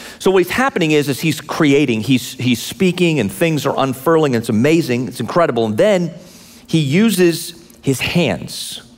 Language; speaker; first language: English; native; English